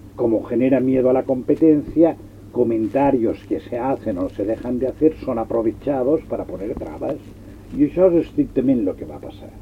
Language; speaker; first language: Spanish; non-native, local second language; Catalan